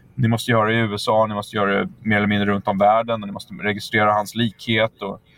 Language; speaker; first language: Swedish; native; Swedish